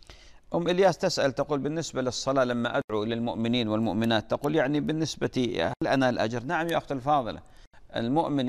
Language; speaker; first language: Arabic; native; Arabic